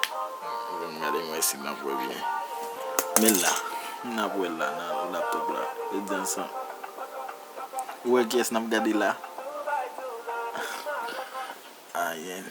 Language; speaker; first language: French; non-native, learner; Haitian Creole